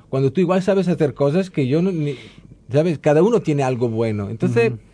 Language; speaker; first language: Spanish; non-native, fluent; Italian